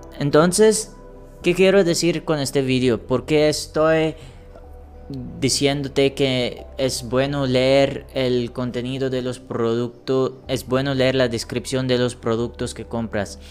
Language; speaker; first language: Spanish; non-native, learner; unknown